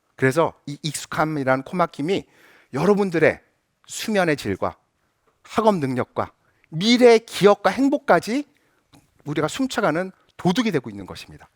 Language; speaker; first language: Korean; native; Korean